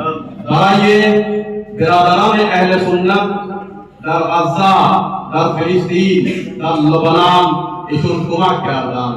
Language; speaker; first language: Persian; non-native, fluent; Urdu